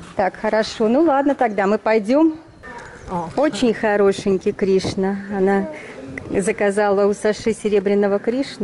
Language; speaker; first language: Russian; native; Russian